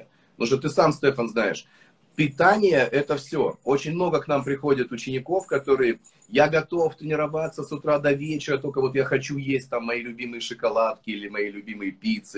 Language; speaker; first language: Russian; native; Russian